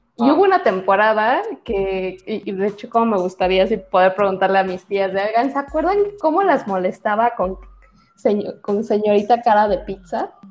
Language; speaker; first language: Spanish; native; Spanish